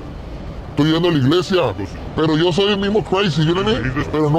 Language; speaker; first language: Spanish; native; Spanish